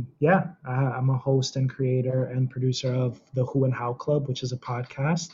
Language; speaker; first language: English; native; English